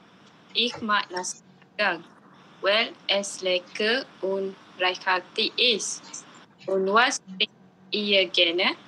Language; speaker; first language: German; non-native, learner; Malay